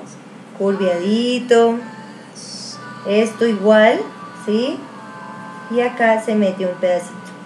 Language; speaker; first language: Spanish; native; Spanish